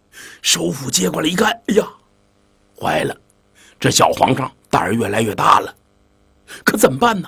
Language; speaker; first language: Chinese; native; Chinese